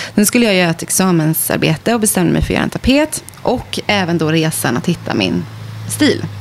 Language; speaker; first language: Swedish; native; Swedish